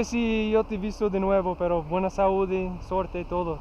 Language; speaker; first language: Spanish; non-native, learner; English